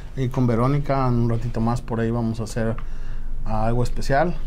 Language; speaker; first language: Spanish; native; Spanish